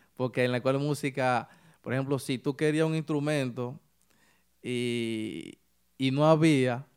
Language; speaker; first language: Spanish; native; Spanish